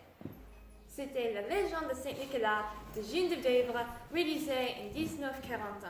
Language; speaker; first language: French; non-native, learner; English